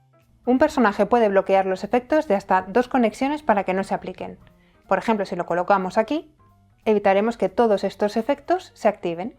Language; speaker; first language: Spanish; native; Spanish